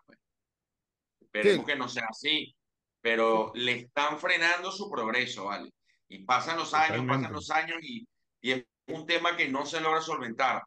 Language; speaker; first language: Spanish; native; Spanish